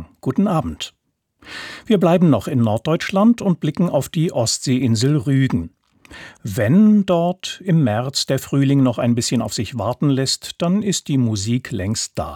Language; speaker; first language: German; native; German